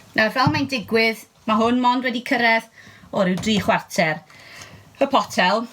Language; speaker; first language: Welsh; native; Welsh